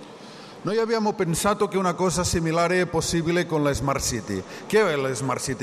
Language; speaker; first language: Italian; non-native, learner; Catalan